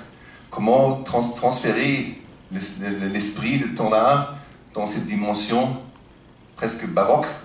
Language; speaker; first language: French; non-native, fluent; German